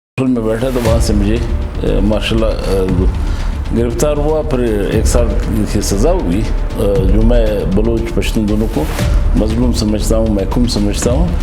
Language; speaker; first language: Urdu; non-native, local second language; Pashto